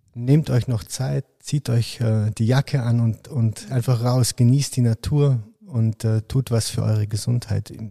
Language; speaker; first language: German; early bilingual, other home language; Arabic